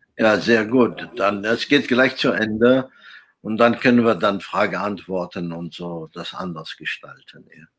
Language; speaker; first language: German; non-native, fluent; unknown